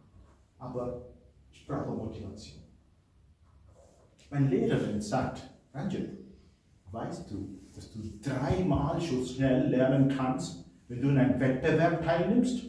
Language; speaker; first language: German; non-native, fluent; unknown